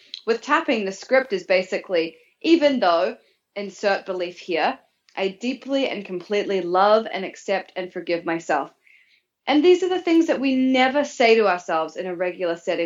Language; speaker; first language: English; native; English